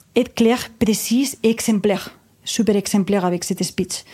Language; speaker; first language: French; non-native, fluent; Spanish